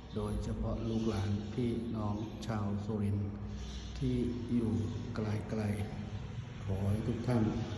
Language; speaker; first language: Thai; non-native, local second language; Northern Khmer